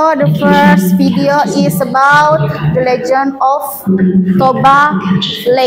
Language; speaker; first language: English; non-native, learner; Indonesian